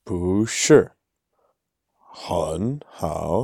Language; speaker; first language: Chinese; non-native, learner; English